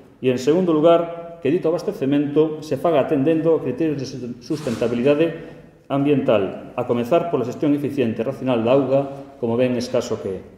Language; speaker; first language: Galician; native; Galician